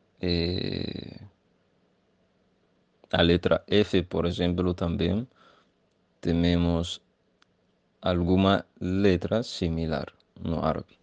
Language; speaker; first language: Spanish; non-native, learner; Arabic